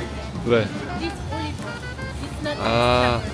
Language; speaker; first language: Korean; native; Korean